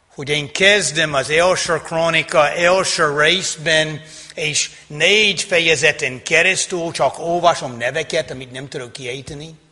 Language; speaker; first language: Hungarian; non-native, fluent; English